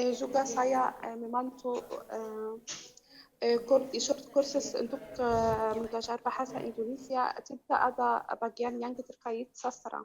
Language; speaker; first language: Indonesian; non-native, learner; Arabic